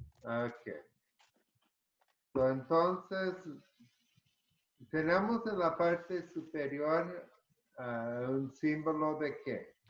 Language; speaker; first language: Spanish; early bilingual, heritage; Spanish